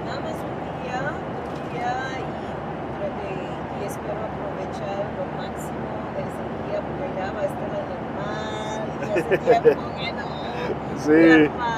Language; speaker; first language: Spanish; non-native, fluent; Haitian Creole